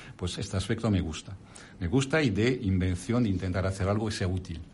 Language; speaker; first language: Spanish; non-native, fluent; French